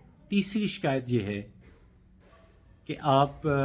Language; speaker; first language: Urdu; native; Urdu